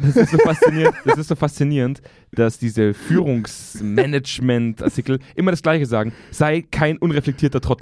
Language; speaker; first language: German; native; German